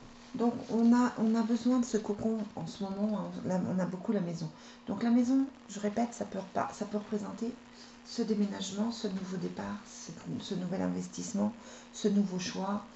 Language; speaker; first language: French; native; French